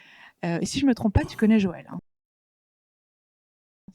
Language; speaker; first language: French; native; French